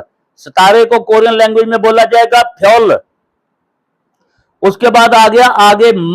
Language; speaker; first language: Hindi; non-native, local second language; Punjabi